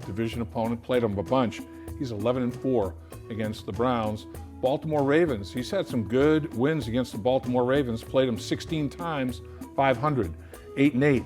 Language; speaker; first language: English; native; English